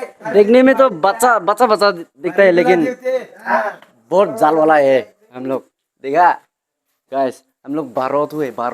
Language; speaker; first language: Hindi; non-native, local second language; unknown